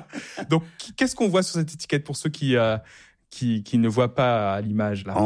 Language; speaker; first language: French; native; French